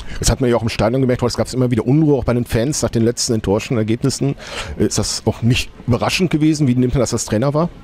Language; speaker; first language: German; native; German